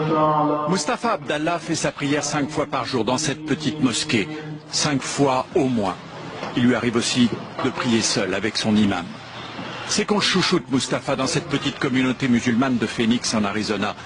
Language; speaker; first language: French; native; French